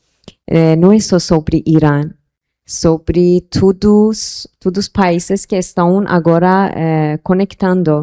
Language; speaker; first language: Portuguese; non-native, local second language; Persian